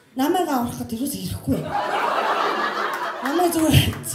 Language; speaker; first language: Mongolian; non-native, fluent; Japanese